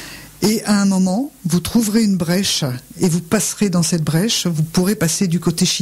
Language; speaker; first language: French; native; French